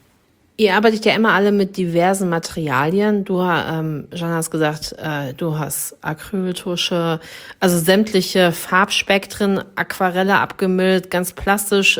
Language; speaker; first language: German; native; German